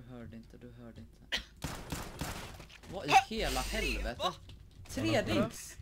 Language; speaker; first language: Swedish; native; Swedish